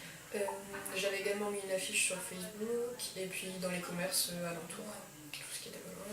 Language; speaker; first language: French; native; French